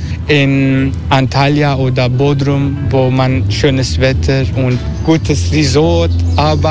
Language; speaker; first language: German; non-native, learner; Turkish